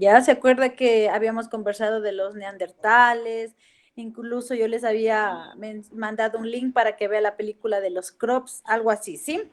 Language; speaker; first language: Spanish; native; Spanish